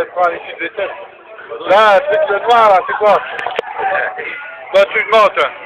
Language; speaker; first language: French; native; French